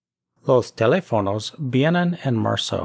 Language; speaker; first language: Spanish; non-native, fluent; English